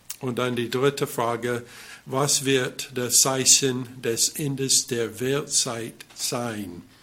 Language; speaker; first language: German; non-native, fluent; English